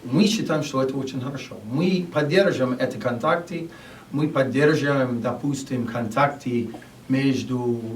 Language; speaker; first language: Russian; non-native, fluent; English